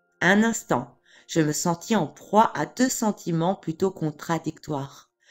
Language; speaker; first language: French; native; French